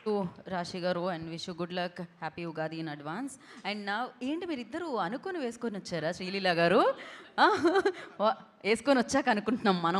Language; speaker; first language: Telugu; native; Telugu